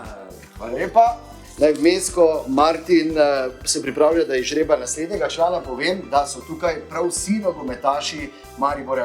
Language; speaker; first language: Slovenian; native; Slovenian